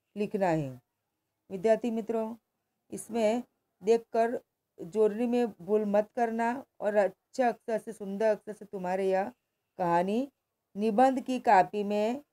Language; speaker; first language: Hindi; non-native, local second language; Gujarati